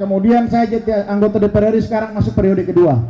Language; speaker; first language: Indonesian; native; Indonesian